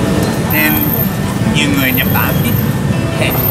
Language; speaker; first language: Vietnamese; non-native, learner; Japanese